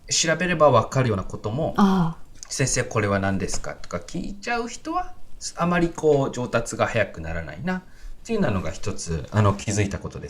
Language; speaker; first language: Japanese; native; Japanese